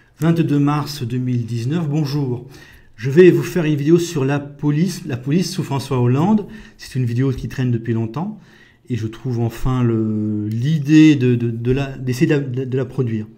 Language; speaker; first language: French; native; French